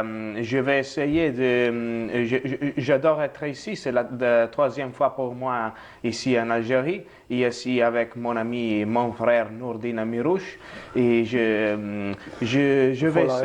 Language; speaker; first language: French; non-native, learner; Italian